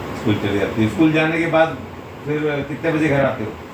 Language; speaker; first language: Hindi; native; Hindi